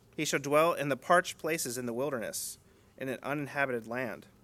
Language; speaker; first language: English; native; English